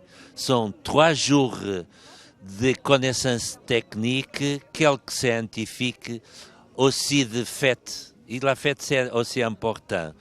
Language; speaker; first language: French; non-native, fluent; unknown